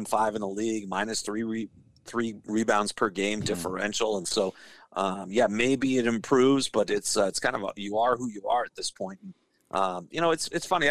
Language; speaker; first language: English; native; English